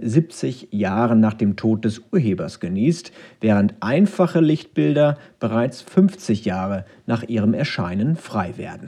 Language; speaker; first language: German; native; German